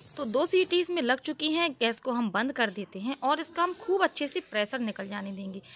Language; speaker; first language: Hindi; native; Hindi